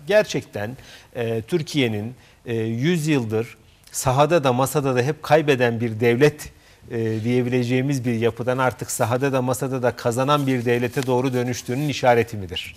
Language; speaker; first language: Turkish; native; Turkish